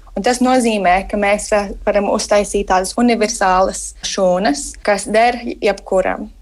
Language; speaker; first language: Latvian; early bilingual, heritage; Latvian